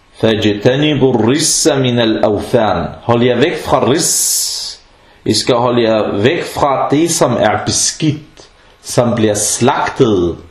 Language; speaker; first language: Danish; early bilingual, other home language; Arabic